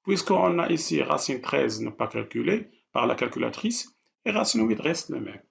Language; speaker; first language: French; non-native, local second language; Arabic